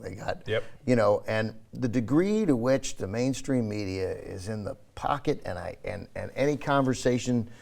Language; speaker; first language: English; native; English